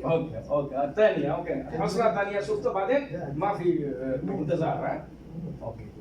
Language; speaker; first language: Arabic; non-native, learner; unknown